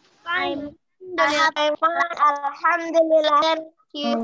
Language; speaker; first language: English; non-native, learner; Indonesian